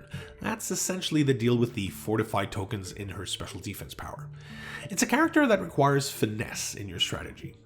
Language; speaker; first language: English; native; English